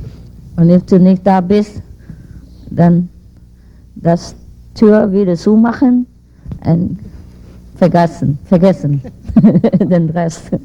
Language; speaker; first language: German; non-native, learner; Vietnamese